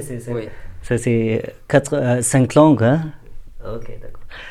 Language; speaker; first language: French; non-native, learner; Urdu